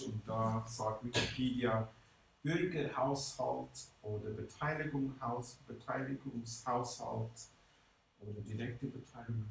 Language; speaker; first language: German; non-native, fluent; English